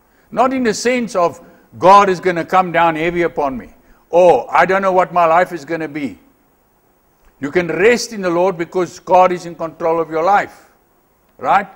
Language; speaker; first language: English; non-native, local second language; Afrikaans